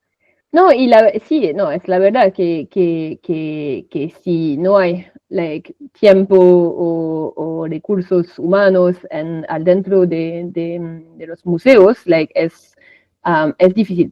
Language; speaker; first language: Spanish; non-native, fluent; French